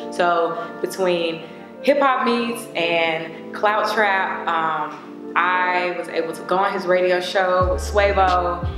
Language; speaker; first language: English; native; English